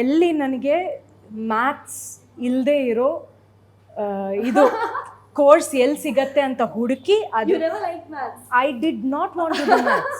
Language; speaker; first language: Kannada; non-native, local second language; Malayalam